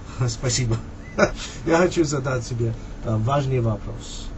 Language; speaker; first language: Russian; non-native, learner; English